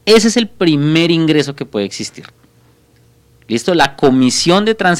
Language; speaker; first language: Spanish; native; Spanish